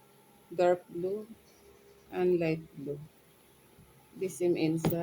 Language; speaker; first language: English; non-native, local second language; Filipino